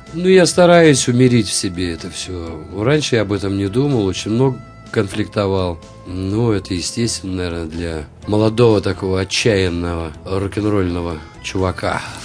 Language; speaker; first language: Russian; native; Russian